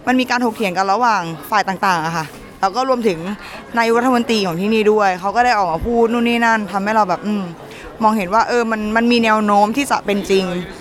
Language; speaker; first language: Thai; native; Thai